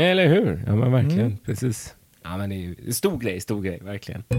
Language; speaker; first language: Swedish; native; Swedish